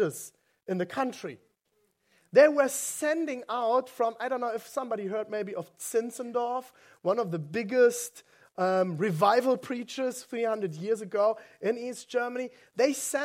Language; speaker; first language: English; non-native, fluent; German